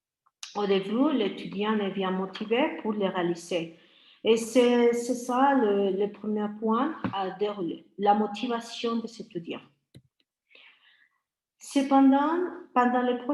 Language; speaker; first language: French; non-native, fluent; Spanish